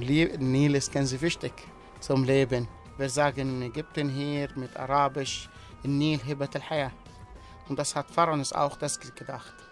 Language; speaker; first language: German; non-native, learner; Arabic